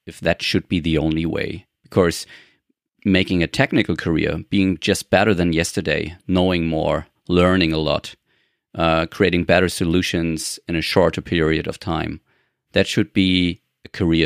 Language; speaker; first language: English; non-native, fluent; German